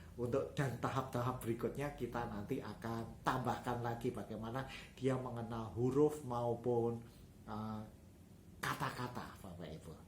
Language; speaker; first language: Indonesian; native; Indonesian